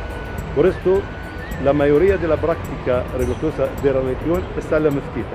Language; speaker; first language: Spanish; non-native, fluent; Arabic